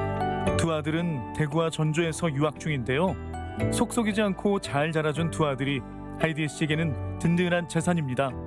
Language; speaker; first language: Korean; native; Korean